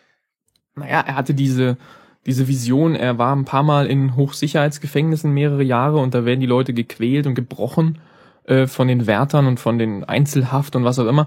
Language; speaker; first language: German; native; German